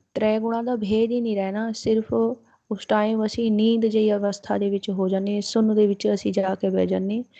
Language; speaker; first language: Hindi; non-native, local second language; Punjabi